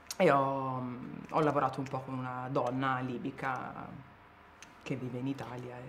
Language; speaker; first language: Italian; native; Italian